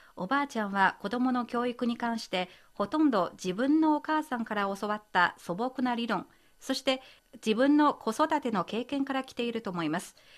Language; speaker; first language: Japanese; non-native, fluent; Chinese